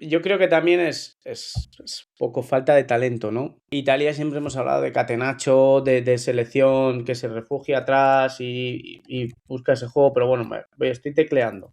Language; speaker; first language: Spanish; native; Spanish